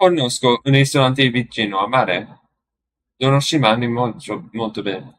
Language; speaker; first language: Italian; non-native, learner; English